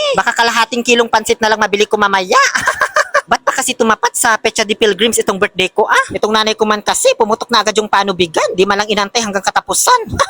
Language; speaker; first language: Filipino; non-native, local second language; Pangasinan